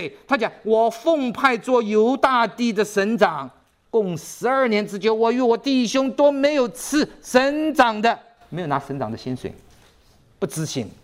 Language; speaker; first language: Chinese; native; Chinese